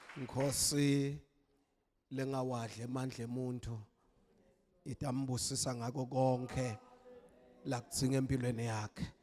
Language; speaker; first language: Zulu; non-native, local second language; Swati